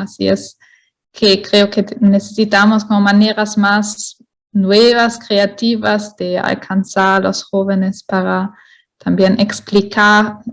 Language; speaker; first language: Spanish; non-native, fluent; German